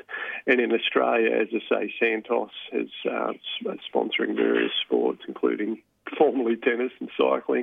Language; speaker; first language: English; native; English